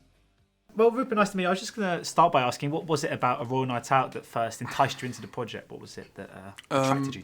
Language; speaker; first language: English; native; English